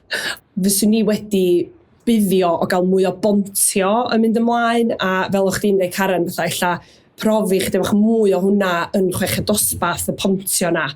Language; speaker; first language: Welsh; native; Welsh